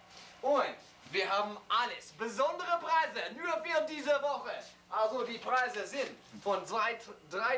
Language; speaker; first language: German; non-native, learner; English